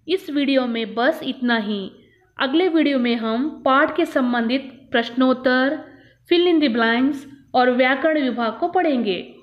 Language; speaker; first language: Hindi; non-native, local second language; Kannada